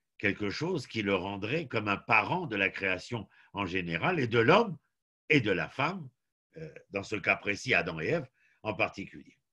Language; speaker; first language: French; native; French